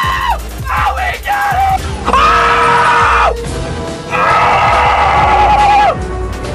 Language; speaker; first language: English; native; English